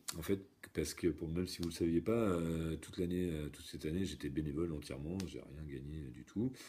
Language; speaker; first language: French; native; French